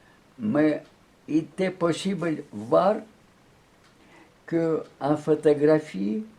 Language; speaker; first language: French; non-native, learner; Russian